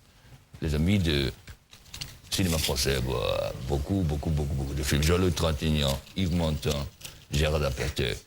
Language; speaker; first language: French; non-native, learner; German